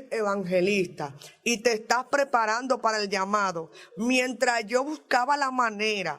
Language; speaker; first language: Spanish; native; Spanish